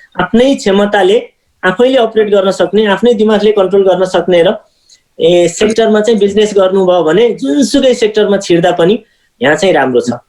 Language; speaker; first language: Nepali; native; Nepali